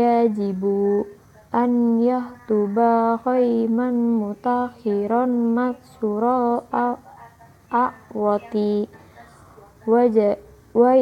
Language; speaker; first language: Arabic; non-native, learner; Indonesian